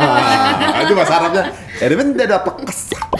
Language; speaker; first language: Indonesian; native; Indonesian